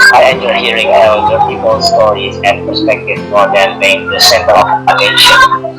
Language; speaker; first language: English; non-native, learner; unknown